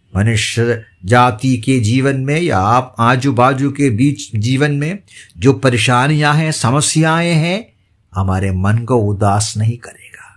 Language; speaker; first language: Hindi; non-native, local second language; Malayalam